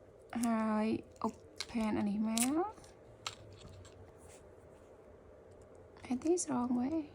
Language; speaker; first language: English; early bilingual, heritage; Khmer